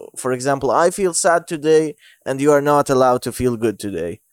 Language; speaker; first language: English; non-native, fluent; Bosnian